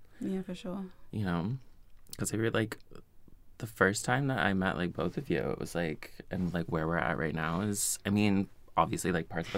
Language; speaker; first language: English; native; English